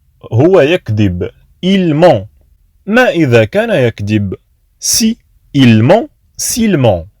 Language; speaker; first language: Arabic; native; Arabic